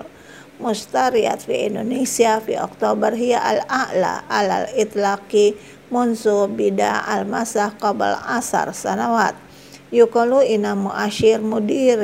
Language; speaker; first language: Arabic; non-native, fluent; Indonesian